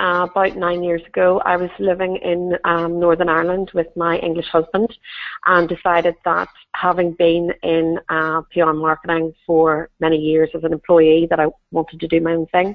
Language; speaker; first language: English; native; English